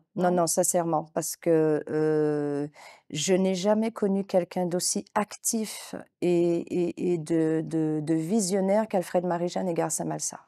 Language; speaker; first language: French; native; French